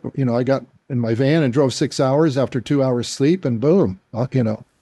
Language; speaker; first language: English; native; English